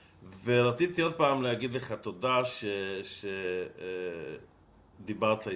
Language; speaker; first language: Hebrew; non-native, fluent; Serbian